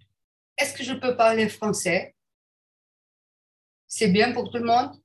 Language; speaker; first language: French; non-native, fluent; Portuguese